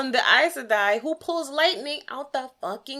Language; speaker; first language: English; native; English